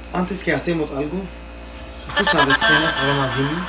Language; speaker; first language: Spanish; non-native, learner; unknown